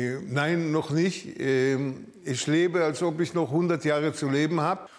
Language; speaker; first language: German; early bilingual, heritage; German